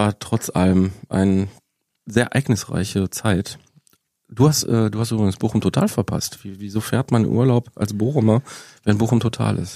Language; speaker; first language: German; native; German